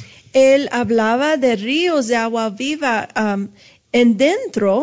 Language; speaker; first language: Spanish; early bilingual, heritage; Spanish